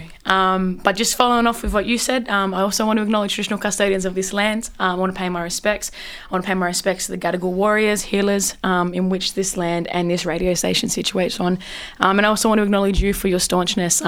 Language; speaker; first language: English; native; English